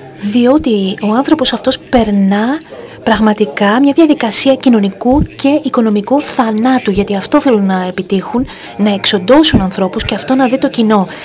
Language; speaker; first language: Greek; native; Greek